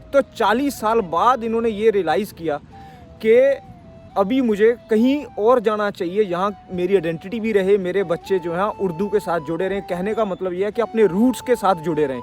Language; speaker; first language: Hindi; native; Hindi